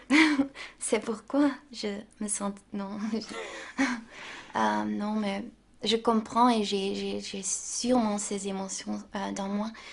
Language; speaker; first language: French; non-native, local second language; Dutch